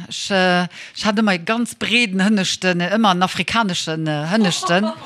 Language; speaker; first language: Luxembourgish; early bilingual, heritage; Luxembourgish